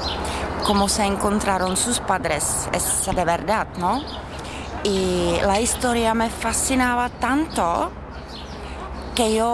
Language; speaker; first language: Spanish; non-native, learner; Czech